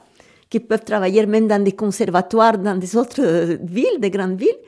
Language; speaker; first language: French; native; French